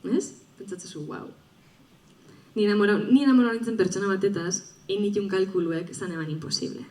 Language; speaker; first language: Basque; native; Basque